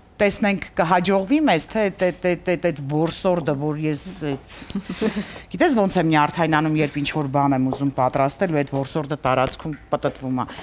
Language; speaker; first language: Armenian; native; Armenian